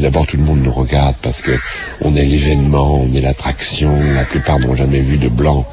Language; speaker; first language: French; native; French